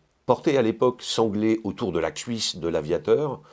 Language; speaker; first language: French; native; French